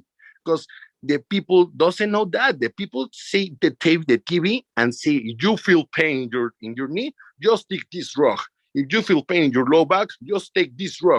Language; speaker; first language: English; non-native, learner; Spanish